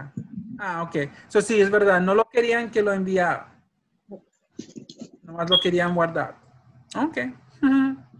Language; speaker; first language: Spanish; early bilingual, heritage; Spanish